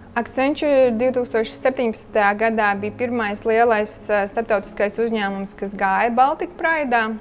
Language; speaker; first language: Latvian; early bilingual, heritage; Latvian